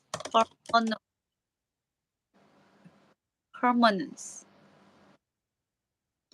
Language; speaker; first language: English; non-native, learner; Chinese